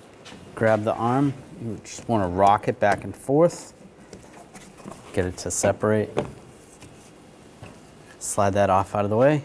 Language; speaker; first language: English; native; English